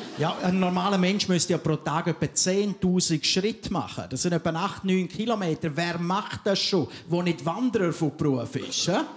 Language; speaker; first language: German; native; German